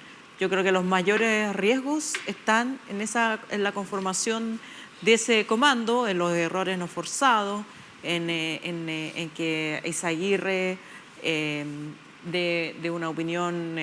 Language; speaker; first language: Spanish; native; Spanish